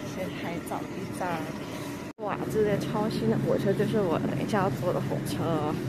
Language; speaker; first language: Chinese; non-native, local second language; Cantonese